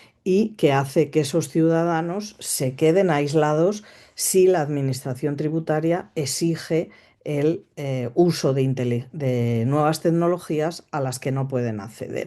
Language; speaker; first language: Spanish; native; Spanish